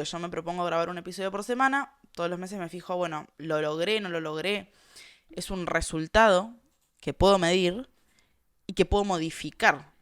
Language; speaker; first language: Spanish; native; Spanish